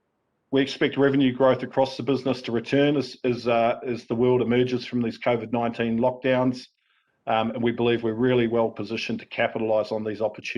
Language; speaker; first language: English; native; English